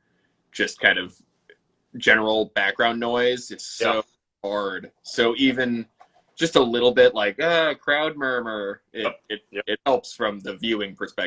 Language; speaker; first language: English; native; English